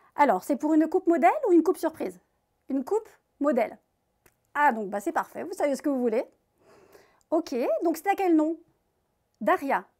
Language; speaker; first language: French; native; French